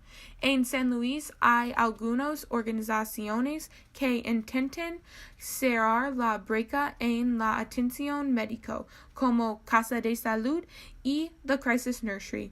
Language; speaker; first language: Spanish; non-native, learner; English